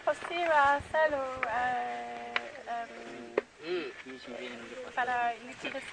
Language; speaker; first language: Spanish; non-native, learner; English